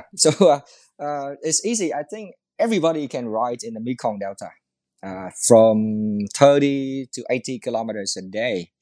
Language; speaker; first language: English; non-native, learner; Vietnamese